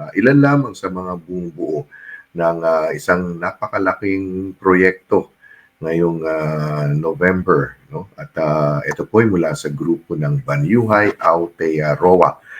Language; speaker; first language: Filipino; native; Filipino